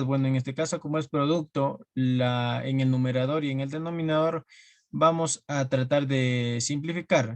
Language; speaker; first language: Spanish; native; Spanish